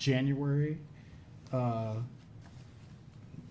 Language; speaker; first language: English; native; English